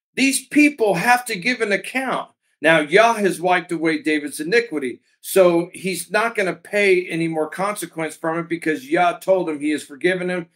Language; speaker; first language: English; native; English